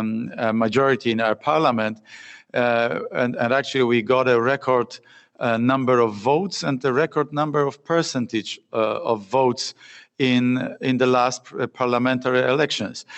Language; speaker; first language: English; non-native, fluent; Polish